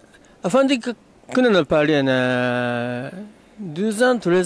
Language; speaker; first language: Lingala; non-native, fluent; Japanese